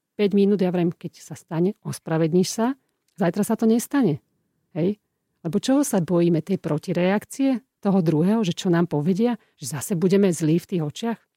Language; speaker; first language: Slovak; native; Slovak